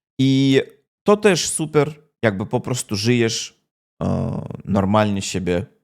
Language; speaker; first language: Polish; non-native, learner; Russian